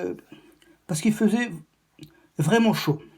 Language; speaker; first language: French; non-native, local second language; Arabic